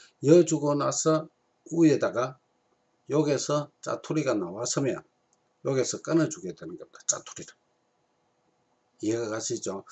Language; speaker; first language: Korean; native; Korean